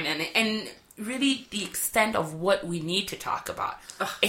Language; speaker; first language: English; non-native, fluent; French